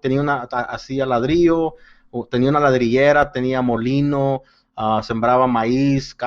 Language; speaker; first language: Spanish; early bilingual, heritage; Spanish